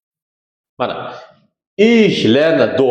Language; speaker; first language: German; non-native, learner; Uzbek